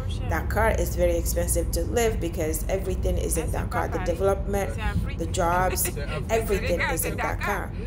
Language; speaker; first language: English; non-native, fluent; Wolof